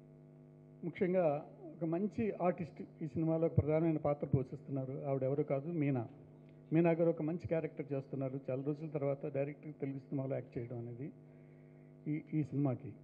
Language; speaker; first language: Telugu; native; Telugu